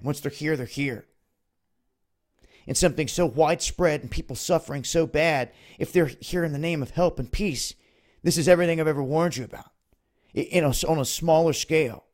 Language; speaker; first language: English; native; English